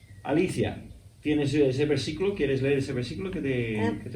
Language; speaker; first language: Spanish; non-native, fluent; English